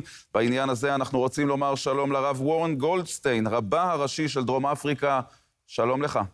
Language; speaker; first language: Hebrew; native; Hebrew